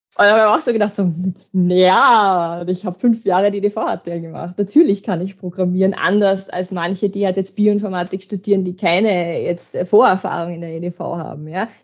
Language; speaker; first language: German; native; German